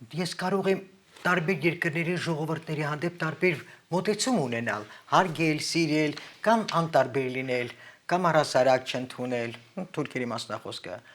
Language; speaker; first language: Armenian; native; Armenian